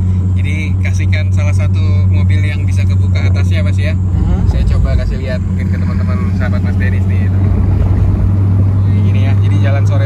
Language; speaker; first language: Indonesian; native; Indonesian